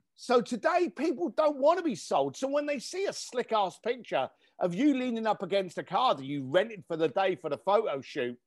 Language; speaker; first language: English; native; English